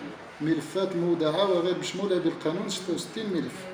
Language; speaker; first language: Arabic; native; Arabic